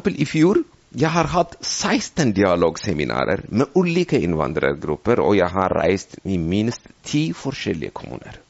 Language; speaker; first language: Norwegian; non-native, fluent; Amharic